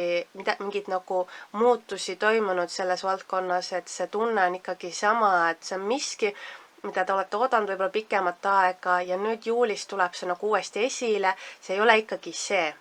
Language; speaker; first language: Estonian; native; Estonian